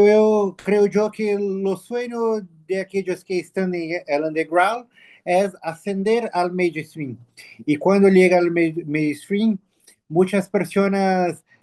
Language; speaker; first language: Spanish; non-native, learner; Portuguese